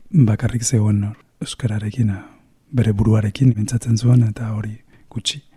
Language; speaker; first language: Basque; non-native, fluent; Spanish